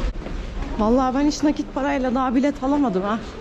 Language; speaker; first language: Turkish; native; Turkish